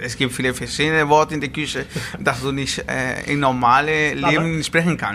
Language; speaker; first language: German; non-native, learner; Spanish